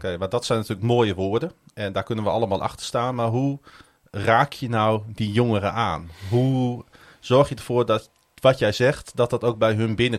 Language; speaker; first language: Dutch; native; Dutch